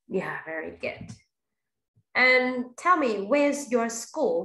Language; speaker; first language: English; non-native, fluent; Vietnamese